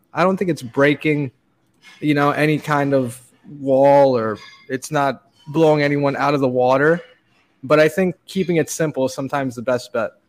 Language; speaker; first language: English; native; English